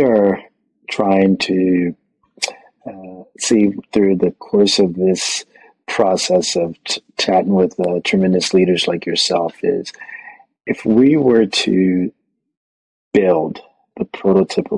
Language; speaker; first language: English; native; English